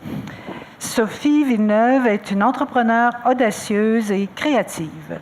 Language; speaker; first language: French; native; French